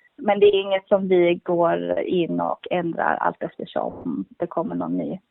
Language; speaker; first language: Swedish; early bilingual, other home language; Kurdish